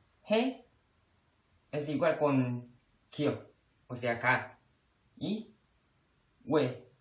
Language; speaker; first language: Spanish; non-native, fluent; Korean